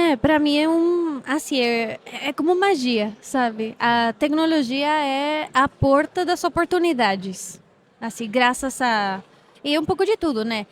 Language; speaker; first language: Portuguese; non-native, fluent; Spanish